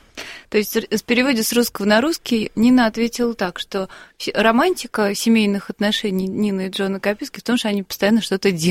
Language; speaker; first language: Russian; native; Russian